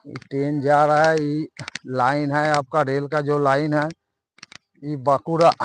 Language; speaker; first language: Hindi; non-native, local second language; Bangla